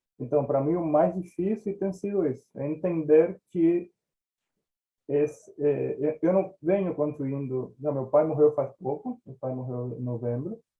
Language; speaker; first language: Portuguese; non-native, fluent; Spanish